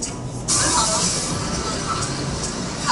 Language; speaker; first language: Chinese; non-native, learner; Indonesian